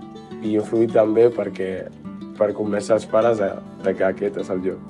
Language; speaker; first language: Catalan; early bilingual, other home language; Spanish